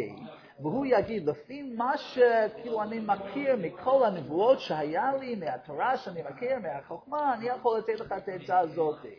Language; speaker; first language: Hebrew; non-native, fluent; English